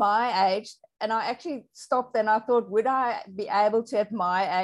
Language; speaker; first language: English; native; English